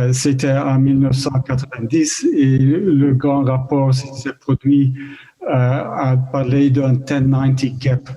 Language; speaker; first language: French; non-native, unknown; Dutch